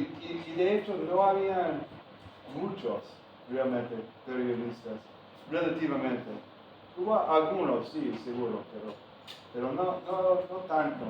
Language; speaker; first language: Spanish; non-native, fluent; English